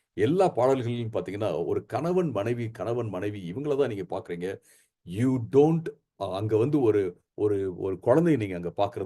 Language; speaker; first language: Tamil; native; Tamil